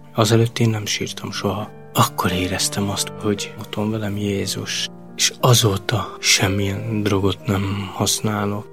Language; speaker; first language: Hungarian; non-native, local second language; Romany